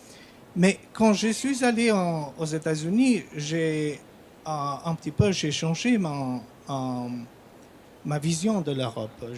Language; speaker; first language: French; non-native, fluent; Albanian